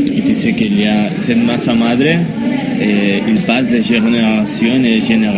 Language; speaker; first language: French; non-native, learner; Spanish